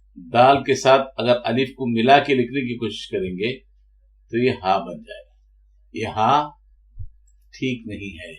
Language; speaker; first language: Urdu; native; Urdu